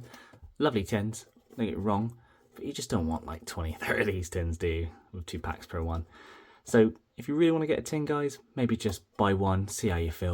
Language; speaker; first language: English; native; English